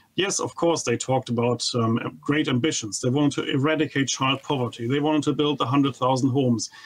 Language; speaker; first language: English; non-native, fluent; German